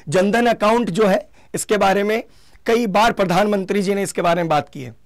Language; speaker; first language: Hindi; native; Hindi